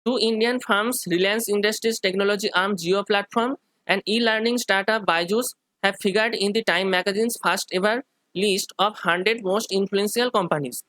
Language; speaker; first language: English; non-native, local second language; Bangla